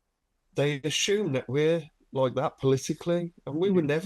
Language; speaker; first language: English; native; English